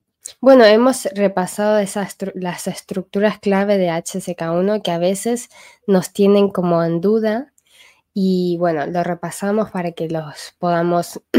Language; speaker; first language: Spanish; non-native, fluent; Chinese